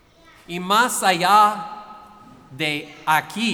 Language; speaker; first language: Spanish; non-native, fluent; English